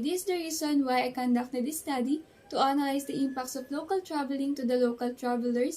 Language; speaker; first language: English; non-native, local second language; Filipino